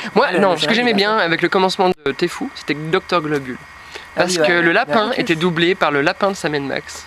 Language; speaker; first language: French; native; French